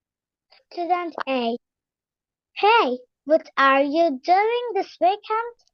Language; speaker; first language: English; non-native, learner; Bangla